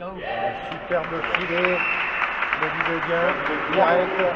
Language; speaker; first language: French; native; French